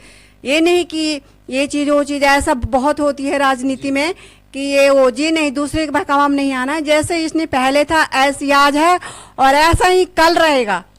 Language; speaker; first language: Hindi; native; Hindi